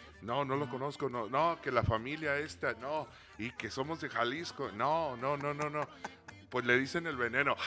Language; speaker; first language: Spanish; early bilingual, other home language; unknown